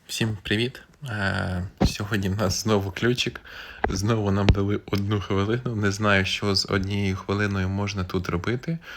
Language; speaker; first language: Ukrainian; native; Ukrainian